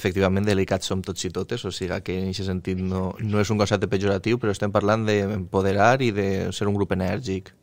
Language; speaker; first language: Catalan; native; Catalan